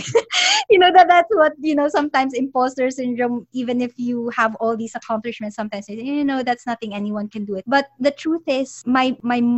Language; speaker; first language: English; non-native, local second language; Filipino